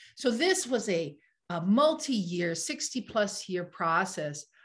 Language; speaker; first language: English; native; English